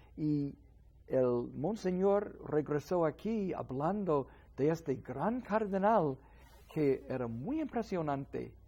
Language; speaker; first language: Spanish; non-native, fluent; English